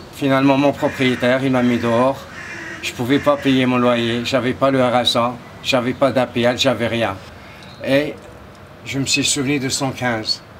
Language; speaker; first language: French; non-native, local second language; Arabic